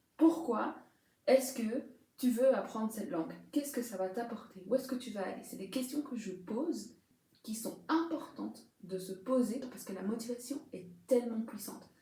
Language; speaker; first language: French; native; French